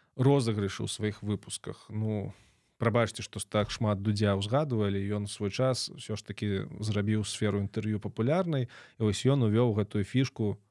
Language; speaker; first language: Belarusian; native; Belarusian